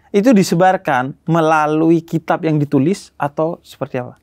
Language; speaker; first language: Indonesian; native; Indonesian